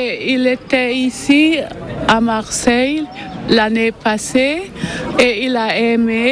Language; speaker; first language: French; non-native, learner; German